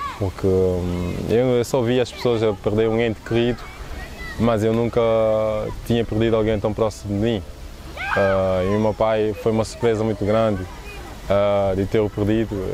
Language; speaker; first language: Portuguese; non-native, local second language; Kabuverdianu